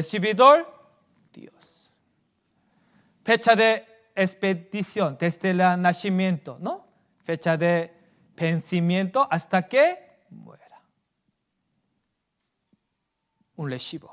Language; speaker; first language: Spanish; non-native, fluent; Korean